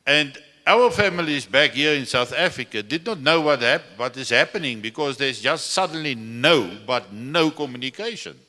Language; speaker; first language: English; non-native, local second language; Afrikaans